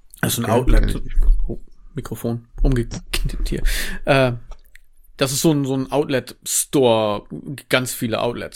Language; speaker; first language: German; native; German